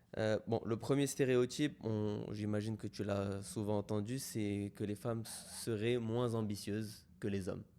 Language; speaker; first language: French; native; French